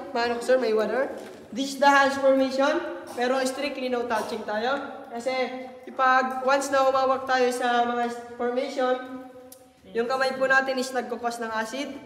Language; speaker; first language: Filipino; non-native, local second language; Bikol